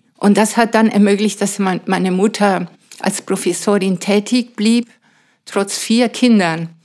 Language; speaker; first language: German; non-native, fluent; Spanish